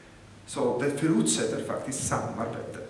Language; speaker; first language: Swedish; non-native, fluent; Polish